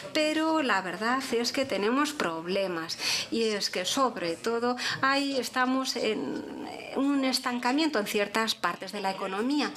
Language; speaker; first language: Spanish; non-native, fluent; English